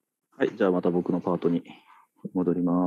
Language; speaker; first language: Japanese; native; Japanese